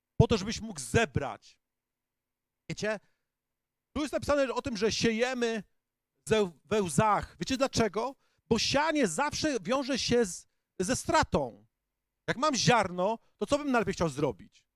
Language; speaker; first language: Polish; native; Polish